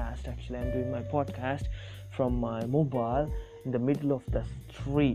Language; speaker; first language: English; non-native, local second language; Tamil